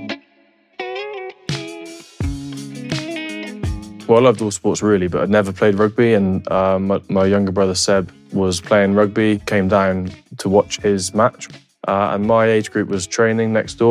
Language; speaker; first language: English; native; English